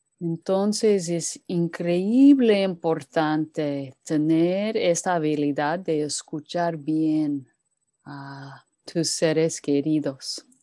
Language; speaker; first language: Spanish; non-native, fluent; English